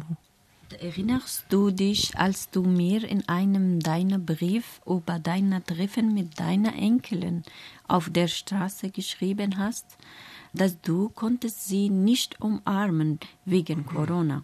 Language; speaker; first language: German; non-native, learner; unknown